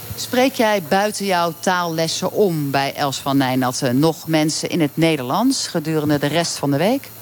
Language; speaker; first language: Dutch; native; Dutch